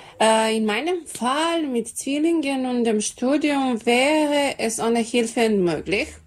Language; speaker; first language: German; non-native, learner; Serbian